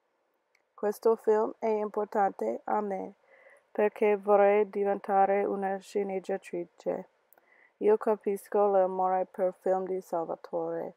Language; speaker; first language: Italian; non-native, learner; English